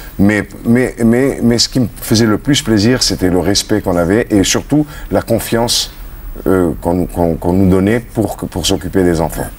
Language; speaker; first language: French; native; French